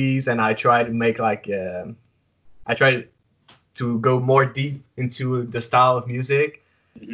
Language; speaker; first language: English; non-native, fluent; French